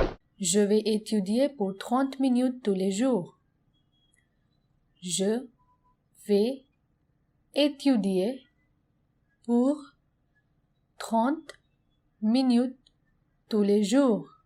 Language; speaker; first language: French; non-native, fluent; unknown